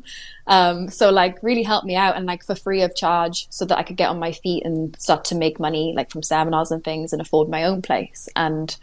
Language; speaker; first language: English; native; English